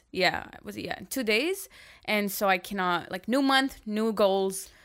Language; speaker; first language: English; early bilingual, other home language; Arabic